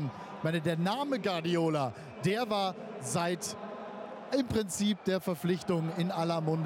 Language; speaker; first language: German; native; German